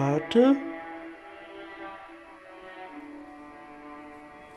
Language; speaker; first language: German; non-native, learner; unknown